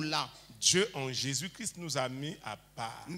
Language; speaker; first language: French; native; French